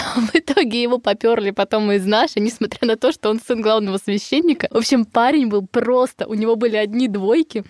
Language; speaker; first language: Russian; native; Russian